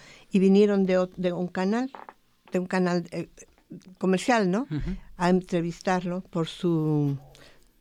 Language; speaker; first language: Spanish; native; Spanish